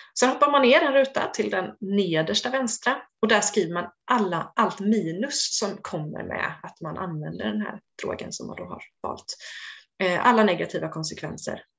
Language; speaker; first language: Swedish; native; Swedish